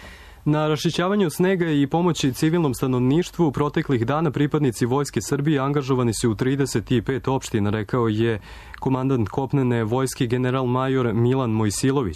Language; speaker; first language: Croatian; native; Croatian